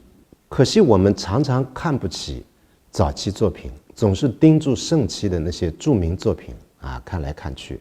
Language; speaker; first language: Chinese; native; Chinese